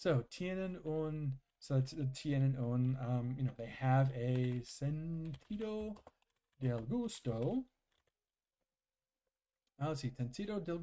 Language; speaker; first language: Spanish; non-native, learner; English